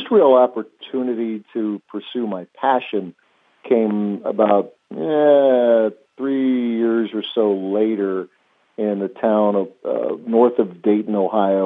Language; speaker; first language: English; native; English